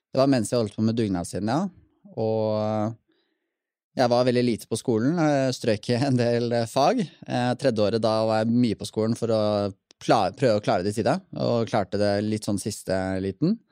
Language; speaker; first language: Norwegian; native; Norwegian